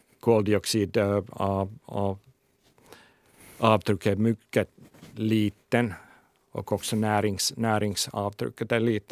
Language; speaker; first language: Swedish; non-native, local second language; Finnish